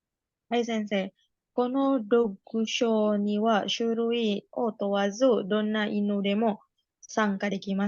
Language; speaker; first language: Japanese; non-native, learner; Indonesian